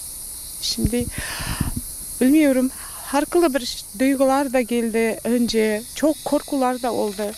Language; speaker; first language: Turkish; non-native, learner; Kazakh